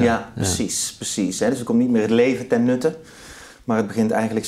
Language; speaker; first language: Dutch; native; Dutch